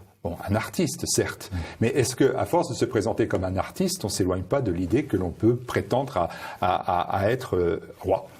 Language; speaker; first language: French; native; French